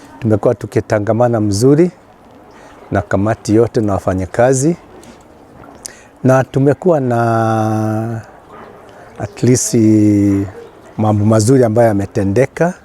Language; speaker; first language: Swahili; non-native, local second language; Kikuyu